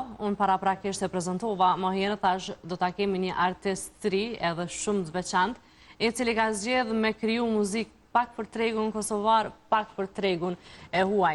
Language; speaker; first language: Albanian; native; Albanian